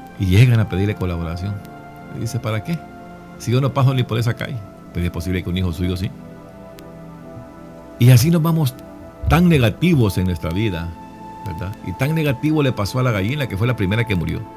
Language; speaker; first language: Spanish; native; Spanish